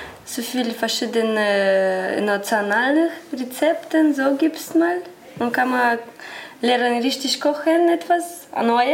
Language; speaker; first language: German; non-native, learner; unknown